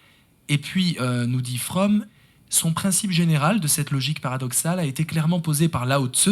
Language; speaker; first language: French; native; French